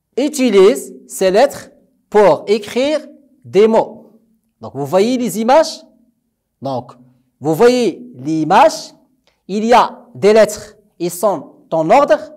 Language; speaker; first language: French; non-native, local second language; Arabic